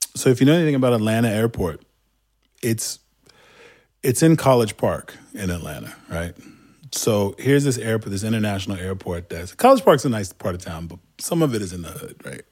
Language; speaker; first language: English; non-native, fluent; Turkish